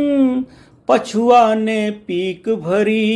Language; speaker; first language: Hindi; native; Hindi